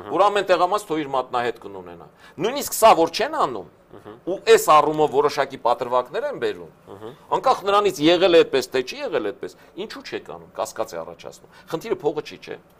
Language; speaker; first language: Armenian; native; Armenian